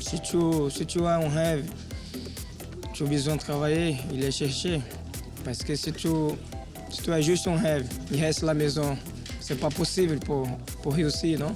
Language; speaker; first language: French; non-native, learner; Spanish